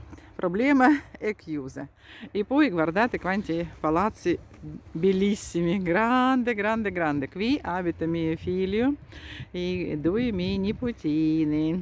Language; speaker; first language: Italian; non-native, fluent; Russian